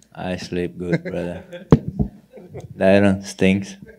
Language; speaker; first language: English; non-native, learner; Chechen